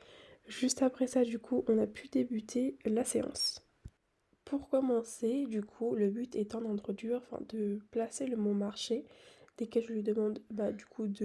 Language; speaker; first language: French; native; French